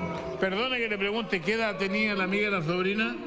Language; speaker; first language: Spanish; native; Spanish